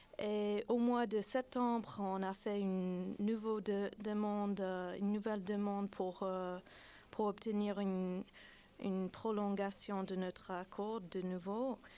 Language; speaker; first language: French; non-native, fluent; English